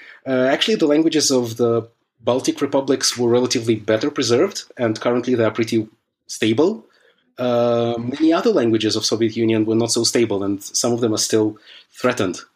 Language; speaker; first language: English; early bilingual, other home language; Russian